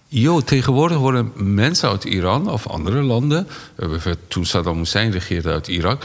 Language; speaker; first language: Dutch; non-native, fluent; Persian